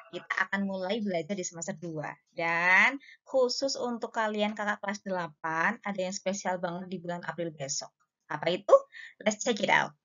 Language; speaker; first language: Indonesian; native; Indonesian